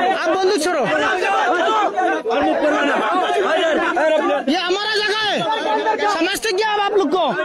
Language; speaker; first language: Hindi; non-native, learner; Bangla